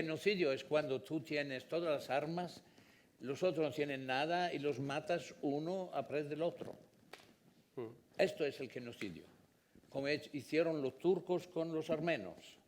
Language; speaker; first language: Spanish; non-native, fluent; Italian